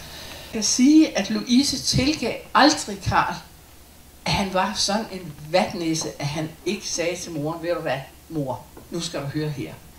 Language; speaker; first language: Danish; native; Danish